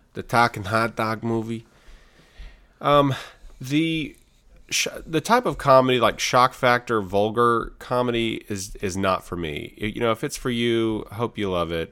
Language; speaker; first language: English; native; English